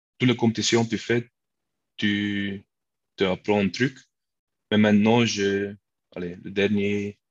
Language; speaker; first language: French; non-native, local second language; Dutch